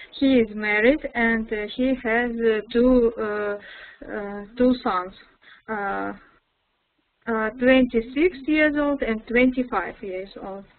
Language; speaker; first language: English; non-native, learner; Russian